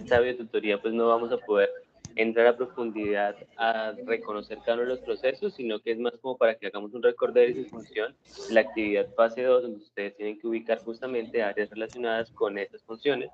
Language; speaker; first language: Spanish; native; Spanish